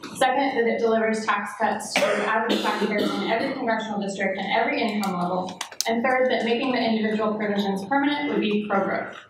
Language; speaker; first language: English; native; English